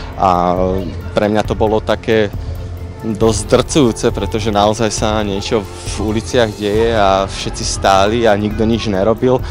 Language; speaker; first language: Slovak; native; Slovak